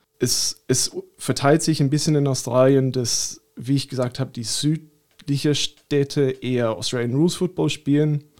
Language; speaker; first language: German; non-native, fluent; English